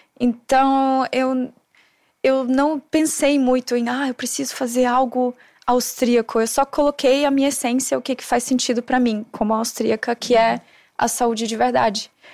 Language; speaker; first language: Portuguese; non-native, fluent; German